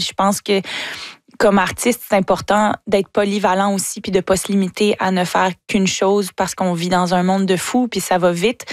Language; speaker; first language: French; native; French